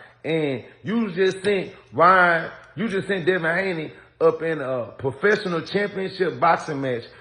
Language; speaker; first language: English; native; English